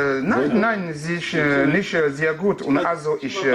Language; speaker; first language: German; non-native, learner; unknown